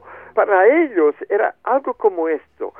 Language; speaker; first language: Spanish; non-native, fluent; French